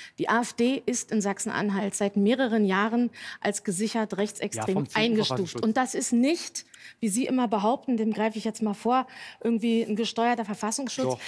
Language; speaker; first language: German; native; German